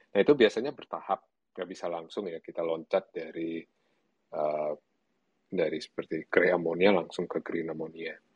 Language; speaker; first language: Indonesian; early bilingual, other home language; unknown